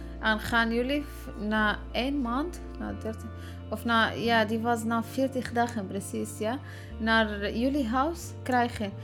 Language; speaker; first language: Dutch; non-native, learner; Arabic